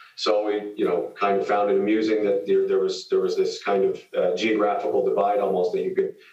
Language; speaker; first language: English; native; English